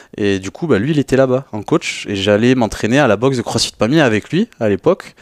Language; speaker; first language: French; native; French